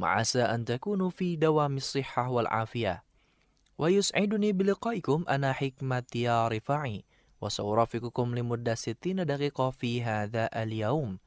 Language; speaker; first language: Arabic; non-native, fluent; Indonesian